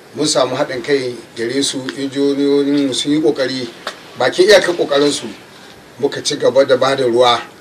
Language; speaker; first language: Hausa; native; Hausa